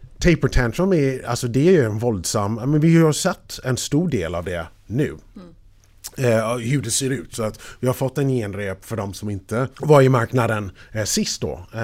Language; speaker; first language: Swedish; non-native, fluent; English